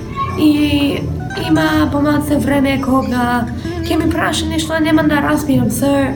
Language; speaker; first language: Macedonian; early bilingual, heritage; Macedonian